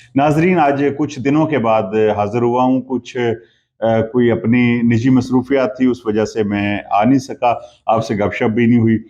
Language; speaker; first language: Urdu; non-native, local second language; Punjabi